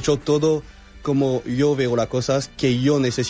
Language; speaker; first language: Spanish; non-native, fluent; French